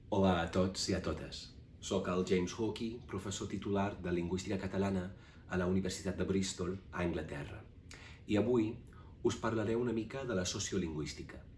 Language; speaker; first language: Catalan; non-native, fluent; English